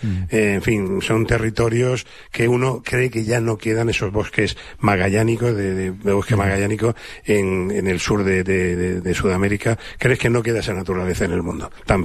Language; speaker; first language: Spanish; native; Spanish